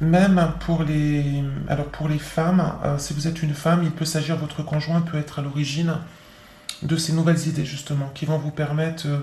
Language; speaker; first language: French; native; French